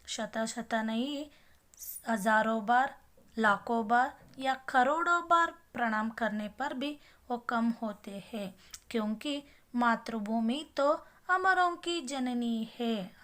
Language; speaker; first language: Hindi; non-native, local second language; Kannada